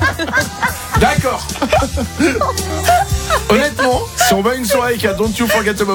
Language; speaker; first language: French; native; French